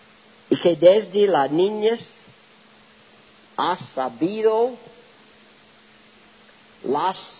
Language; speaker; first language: Spanish; non-native, learner; English